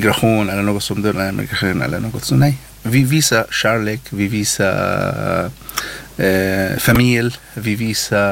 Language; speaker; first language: Swedish; non-native, learner; Arabic